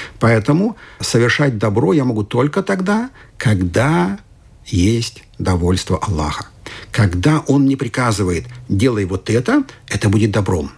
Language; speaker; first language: Russian; non-native, fluent; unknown